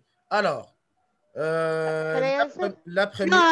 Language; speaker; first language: French; non-native, local second language; Arabic